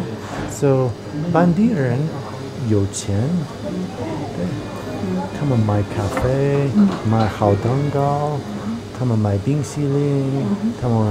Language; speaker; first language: Chinese; non-native, learner; English